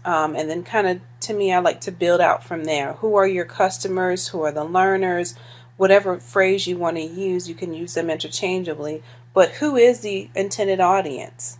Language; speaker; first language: English; native; English